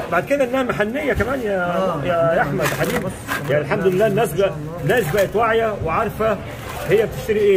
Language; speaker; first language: Arabic; native; Arabic